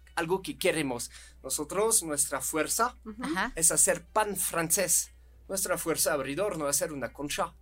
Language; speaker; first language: Spanish; non-native, fluent; French